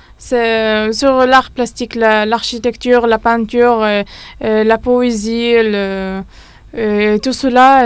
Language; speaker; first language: French; non-native, learner; Arabic